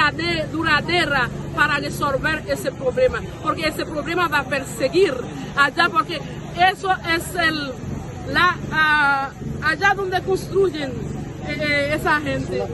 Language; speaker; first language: Spanish; non-native, fluent; Haitian Creole